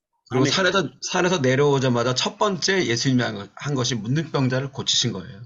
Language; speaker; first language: Korean; native; Korean